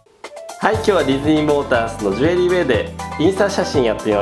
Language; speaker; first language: Japanese; native; Japanese